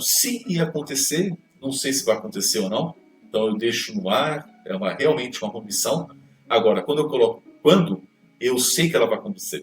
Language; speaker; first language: Portuguese; native; Portuguese